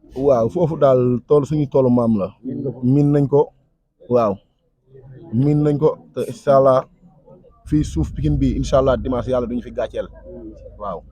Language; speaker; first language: Wolof; non-native, local second language; Fula